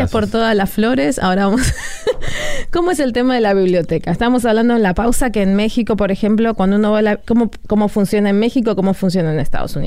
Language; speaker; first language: Spanish; native; Spanish